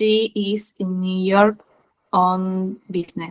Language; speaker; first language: English; non-native, learner; Spanish